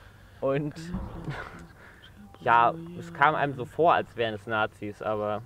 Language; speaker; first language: German; native; German